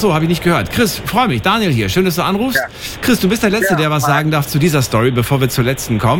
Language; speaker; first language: German; native; German